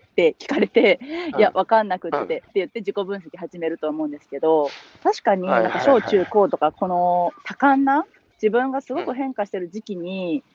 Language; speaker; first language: Japanese; native; Japanese